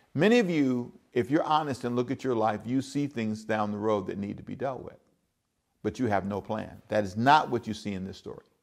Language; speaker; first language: English; native; English